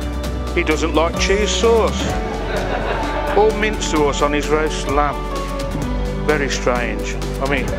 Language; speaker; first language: English; native; English